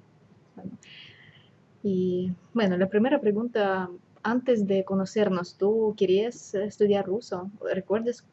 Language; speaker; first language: Spanish; non-native, fluent; Russian